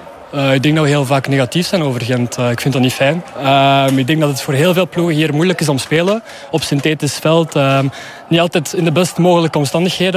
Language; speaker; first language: Dutch; native; Dutch